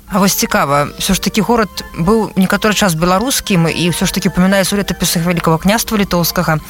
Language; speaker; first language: Belarusian; native; Belarusian